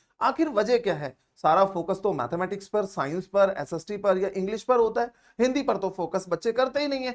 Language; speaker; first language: Hindi; native; Hindi